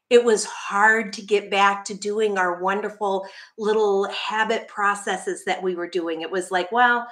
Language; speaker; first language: English; native; English